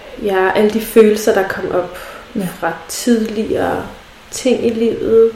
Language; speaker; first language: Danish; native; Danish